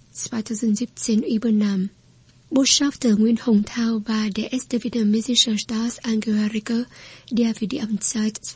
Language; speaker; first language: German; non-native, fluent; Vietnamese